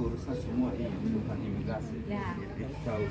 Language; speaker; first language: Indonesian; non-native, learner; Persian